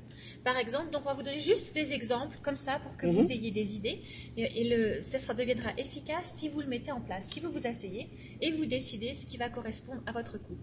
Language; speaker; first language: French; native; French